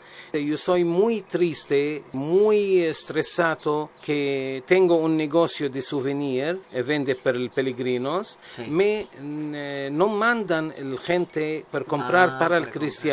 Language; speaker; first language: Spanish; non-native, learner; Arabic